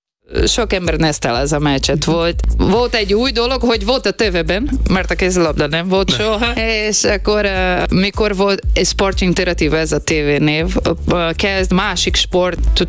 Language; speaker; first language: Hungarian; non-native, learner; Portuguese